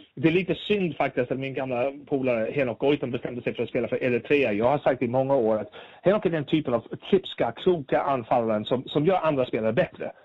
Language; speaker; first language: Swedish; native; Swedish